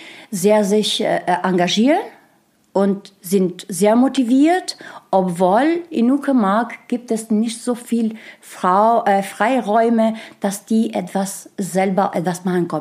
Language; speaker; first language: German; non-native, learner; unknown